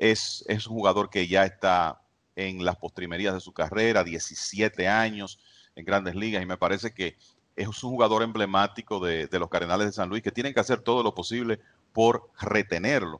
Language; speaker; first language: Spanish; native; Spanish